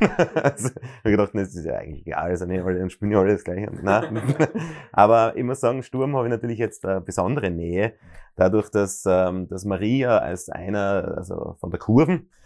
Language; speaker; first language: German; native; German